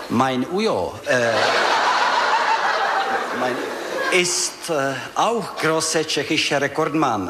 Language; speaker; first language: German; non-native, learner; Czech